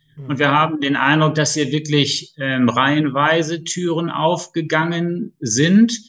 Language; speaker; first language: German; native; German